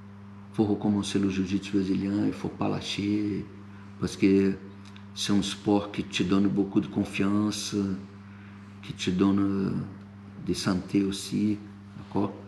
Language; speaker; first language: French; non-native, fluent; Portuguese